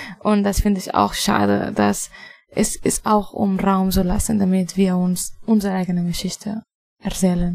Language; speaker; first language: German; non-native, fluent; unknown